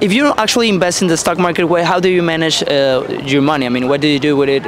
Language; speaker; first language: English; non-native, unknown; Spanish